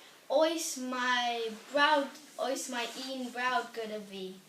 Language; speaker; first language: Welsh; non-native, local second language; English